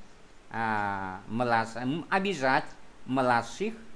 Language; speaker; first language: Russian; non-native, fluent; Vietnamese